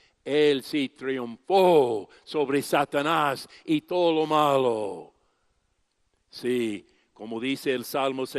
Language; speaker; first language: Spanish; non-native, fluent; English